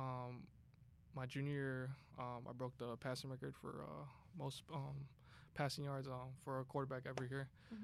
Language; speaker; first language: English; native; English